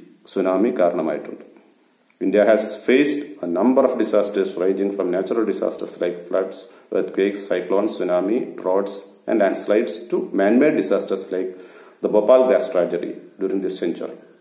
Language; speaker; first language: English; non-native, local second language; Malayalam